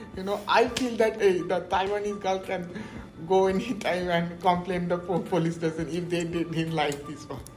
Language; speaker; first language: English; non-native, local second language; Bangla